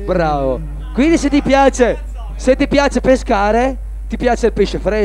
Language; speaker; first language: Italian; native; Italian